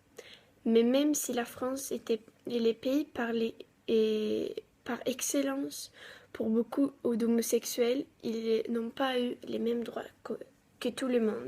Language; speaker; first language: French; non-native, learner; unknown